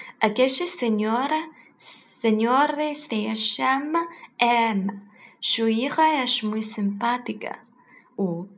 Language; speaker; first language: Spanish; non-native, learner; Chinese